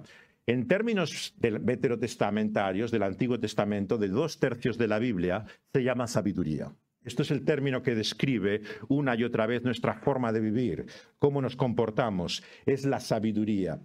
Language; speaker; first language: Spanish; native; Spanish